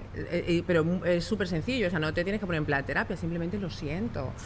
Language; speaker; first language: Spanish; native; Spanish